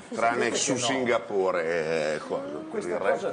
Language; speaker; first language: Italian; native; Italian